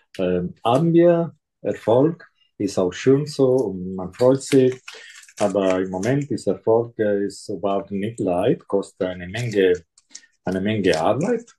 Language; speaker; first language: German; non-native, local second language; Italian